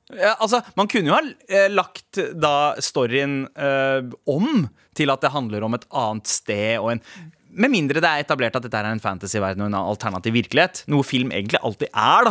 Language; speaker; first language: Norwegian; early bilingual, other home language; Punjabi